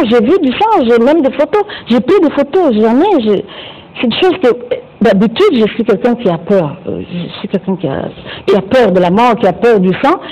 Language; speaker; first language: French; non-native, local second language; Kinyarwanda